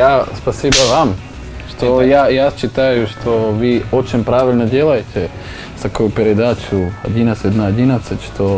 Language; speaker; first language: Russian; non-native, learner; Slovak